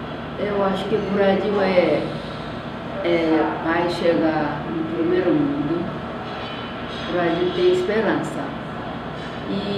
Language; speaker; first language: Portuguese; non-native, learner; Korean